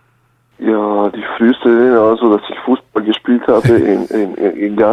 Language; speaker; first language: German; early bilingual, other home language; Bosnian